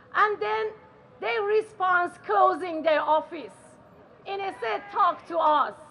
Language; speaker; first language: English; non-native, learner; Persian